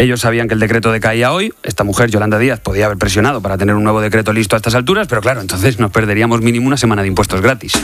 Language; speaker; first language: Spanish; native; Spanish